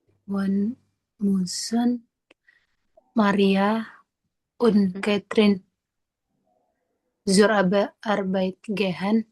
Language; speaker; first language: German; non-native, learner; Indonesian